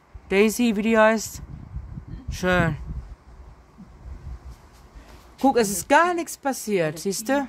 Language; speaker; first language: German; native; German